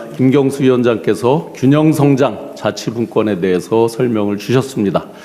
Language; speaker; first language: Korean; native; Korean